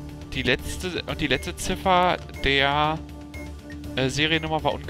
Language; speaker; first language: German; native; German